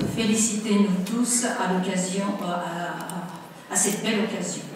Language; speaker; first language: French; non-native, fluent; Armenian